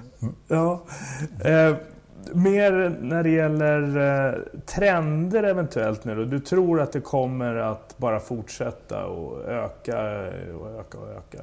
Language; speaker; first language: Swedish; native; Swedish